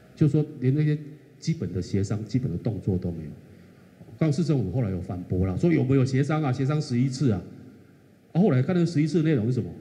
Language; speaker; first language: Chinese; native; Chinese